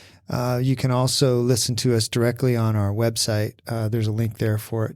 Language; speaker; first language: English; native; English